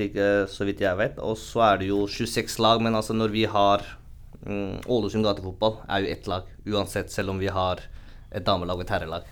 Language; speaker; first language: Norwegian; native; Norwegian